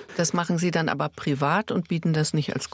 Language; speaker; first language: German; native; German